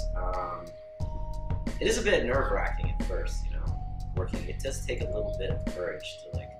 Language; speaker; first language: English; native; English